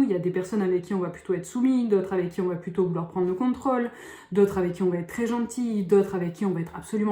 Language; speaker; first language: French; native; French